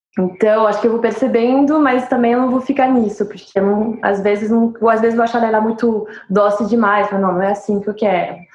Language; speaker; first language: Portuguese; non-native, fluent; French